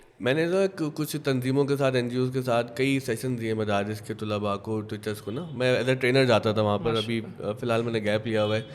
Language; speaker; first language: Urdu; native; Urdu